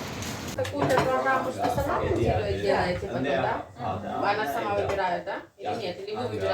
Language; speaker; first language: Russian; native; Russian